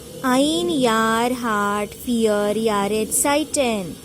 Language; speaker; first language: German; non-native, fluent; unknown